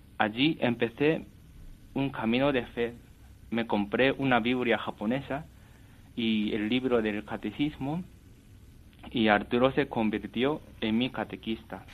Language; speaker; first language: Spanish; non-native, fluent; Japanese